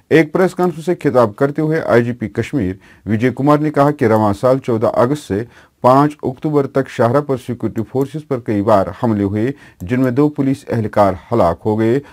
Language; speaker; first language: Urdu; non-native, local second language; Kashmiri